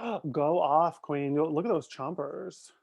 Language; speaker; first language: English; native; English